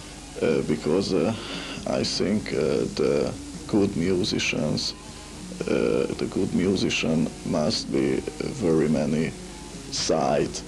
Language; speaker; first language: English; non-native, learner; Hungarian